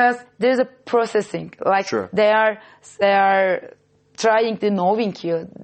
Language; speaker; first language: English; non-native, fluent; Turkish